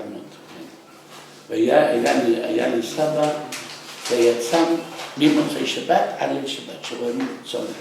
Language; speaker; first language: Hebrew; non-native, local second language; Arabic